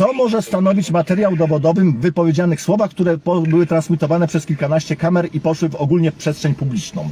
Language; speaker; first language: Polish; native; Polish